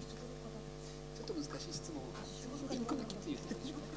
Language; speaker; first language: Japanese; non-native, learner; French